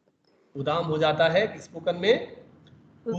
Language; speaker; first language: Urdu; native; Urdu